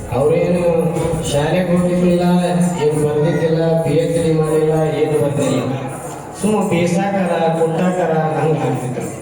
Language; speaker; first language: Kannada; native; Kannada